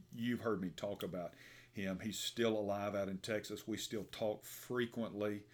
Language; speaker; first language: English; native; English